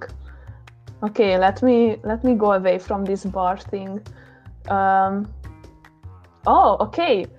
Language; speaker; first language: English; non-native, fluent; Hungarian